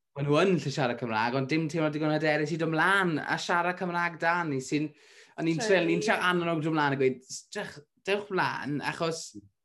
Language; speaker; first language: Welsh; native; Welsh